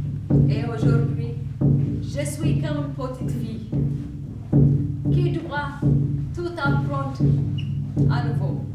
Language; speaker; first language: French; non-native, learner; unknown